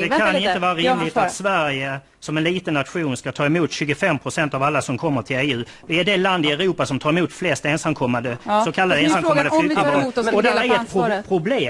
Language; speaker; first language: Swedish; native; Swedish